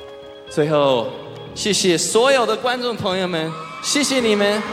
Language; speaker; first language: Chinese; early bilingual, heritage; Chinese